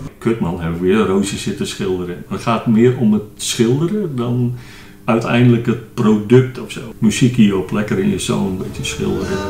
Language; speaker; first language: Dutch; non-native, local second language; Western Frisian